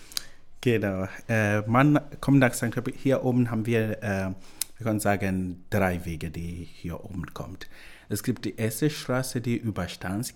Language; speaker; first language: German; non-native, learner; Swahili